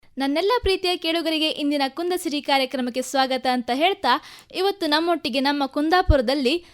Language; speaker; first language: Kannada; native; Kannada